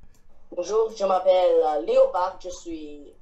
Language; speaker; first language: French; non-native, learner; Chinese